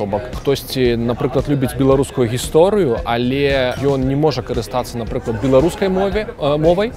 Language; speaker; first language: Belarusian; non-native, local second language; Russian